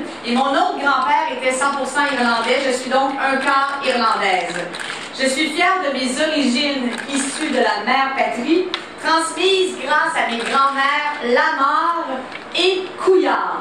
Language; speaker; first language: French; native; French